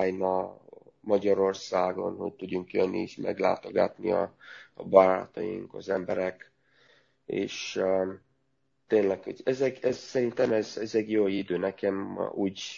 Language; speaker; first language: Hungarian; non-native, learner; Romanian